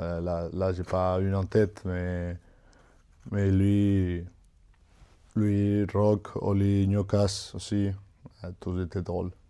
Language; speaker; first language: French; non-native, fluent; Spanish